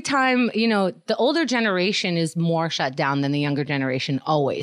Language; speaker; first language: English; native; English